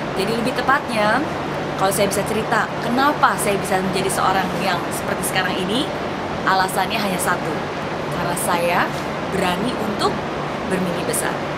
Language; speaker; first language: Indonesian; native; Indonesian